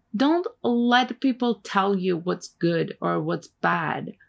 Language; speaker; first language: English; non-native, fluent; Turkish